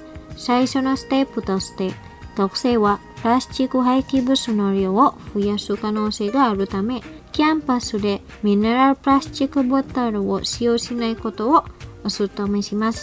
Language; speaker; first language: Japanese; non-native, fluent; Indonesian